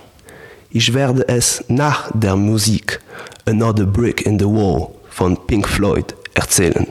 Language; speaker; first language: German; non-native, learner; Polish